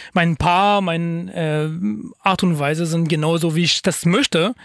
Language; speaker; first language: German; non-native, fluent; French